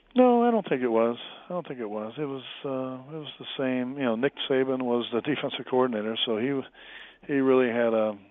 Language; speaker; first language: English; native; English